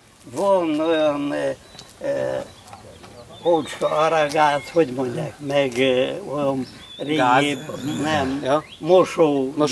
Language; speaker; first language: Hungarian; non-native, local second language; Romanian